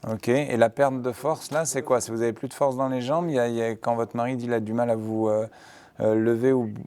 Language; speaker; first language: French; native; French